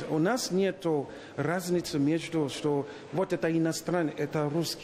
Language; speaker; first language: Russian; non-native, learner; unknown